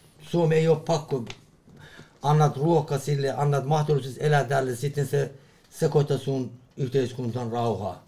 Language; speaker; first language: Finnish; non-native, fluent; Persian